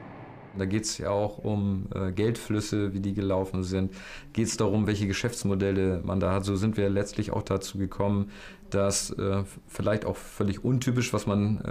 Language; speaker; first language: German; native; German